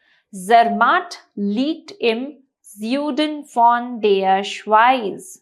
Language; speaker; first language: German; non-native, fluent; Hindi